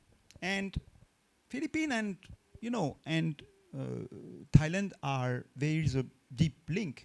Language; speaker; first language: English; non-native, fluent; French